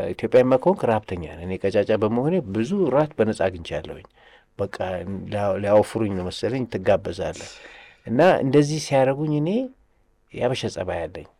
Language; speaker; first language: Amharic; native; Amharic